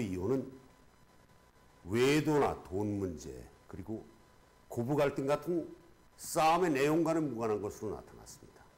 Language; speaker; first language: Korean; native; Korean